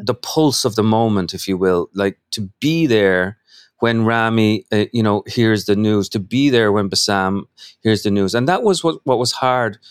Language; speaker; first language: English; native; English